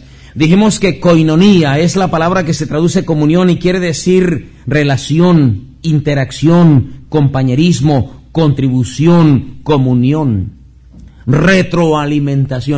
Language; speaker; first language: Spanish; native; Spanish